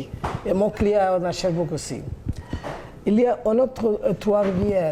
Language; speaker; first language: French; non-native, learner; Bangla